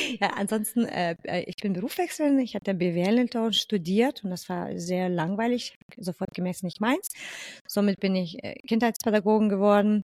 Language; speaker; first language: German; non-native, fluent; Lithuanian